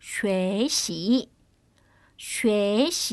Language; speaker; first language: Chinese; non-native, fluent; Korean